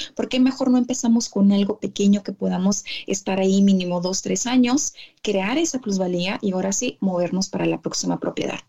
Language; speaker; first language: Spanish; native; Spanish